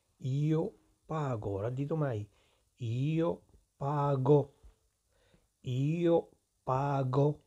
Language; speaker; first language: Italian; non-native, fluent; Arabic